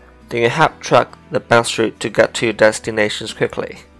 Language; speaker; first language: English; non-native, fluent; Chinese